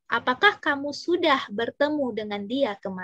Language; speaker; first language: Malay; non-native, fluent; Indonesian